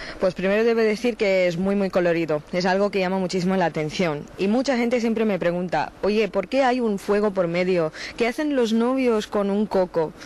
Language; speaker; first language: Spanish; non-native, fluent; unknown